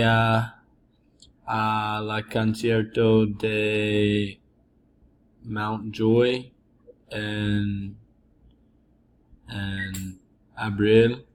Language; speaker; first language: Spanish; non-native, learner; English